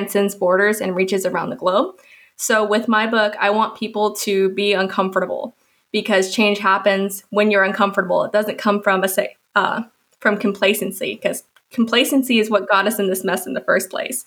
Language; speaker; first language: English; native; English